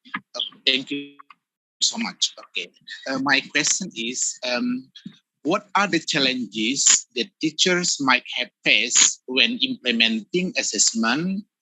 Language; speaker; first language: English; non-native, fluent; Indonesian